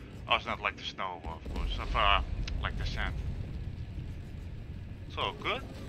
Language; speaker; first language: English; non-native, fluent; Dutch